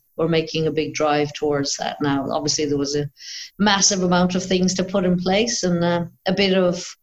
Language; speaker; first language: English; native; English